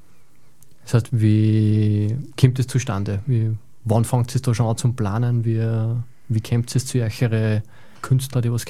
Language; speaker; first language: German; native; German